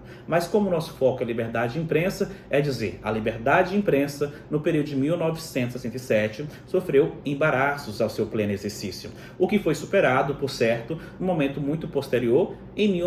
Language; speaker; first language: Portuguese; native; Portuguese